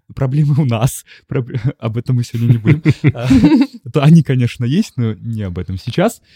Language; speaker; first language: Russian; native; Russian